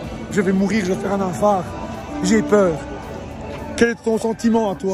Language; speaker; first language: French; native; French